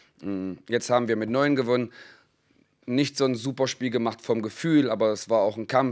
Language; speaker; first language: German; native; German